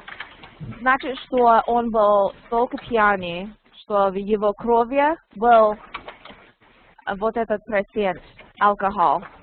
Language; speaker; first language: Russian; non-native, learner; English